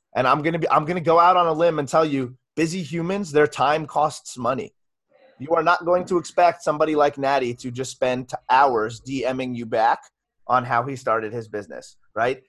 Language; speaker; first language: English; native; English